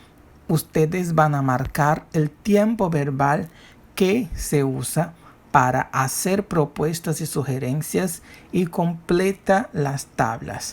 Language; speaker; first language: Spanish; non-native, fluent; Portuguese